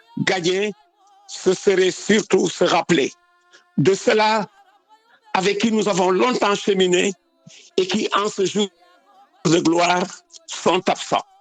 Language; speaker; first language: French; non-native, local second language; Wolof